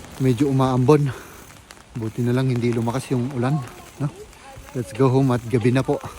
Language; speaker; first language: Filipino; native; Filipino